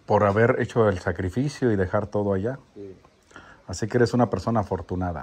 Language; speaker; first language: Spanish; native; Spanish